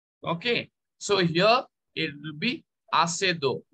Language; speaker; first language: French; non-native, fluent; Bangla